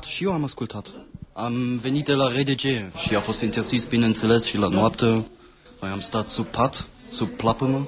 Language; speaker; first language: Romanian; non-native, fluent; German